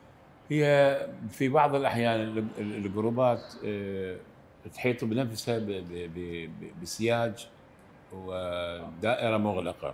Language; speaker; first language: Arabic; native; Arabic